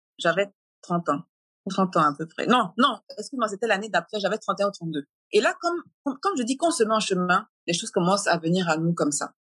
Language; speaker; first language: French; native; French